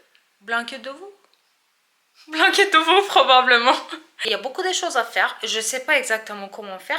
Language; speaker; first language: French; non-native, learner; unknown